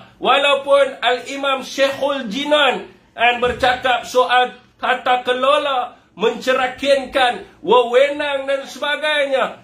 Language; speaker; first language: Malay; native; Malay